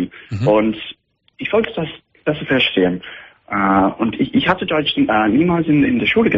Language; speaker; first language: German; non-native, fluent; English